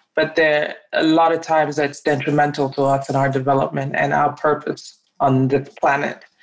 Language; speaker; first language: English; non-native, local second language; Yoruba